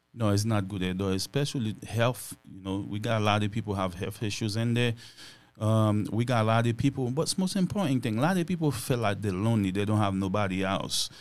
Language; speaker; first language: English; non-native, fluent; Haitian Creole